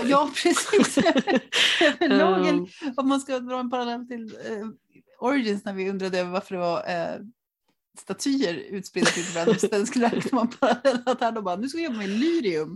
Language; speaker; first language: Swedish; native; Swedish